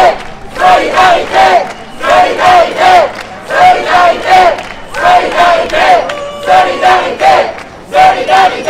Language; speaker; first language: French; native; French